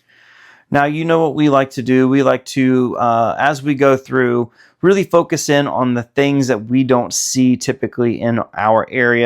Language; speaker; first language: English; native; English